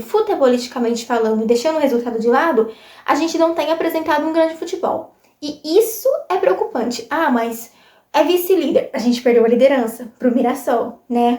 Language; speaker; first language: Portuguese; native; Portuguese